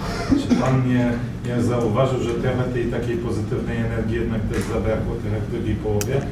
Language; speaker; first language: Polish; native; Polish